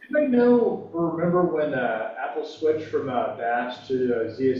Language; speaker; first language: English; native; English